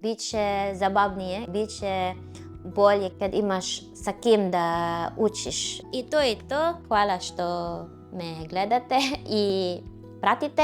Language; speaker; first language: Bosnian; non-native, fluent; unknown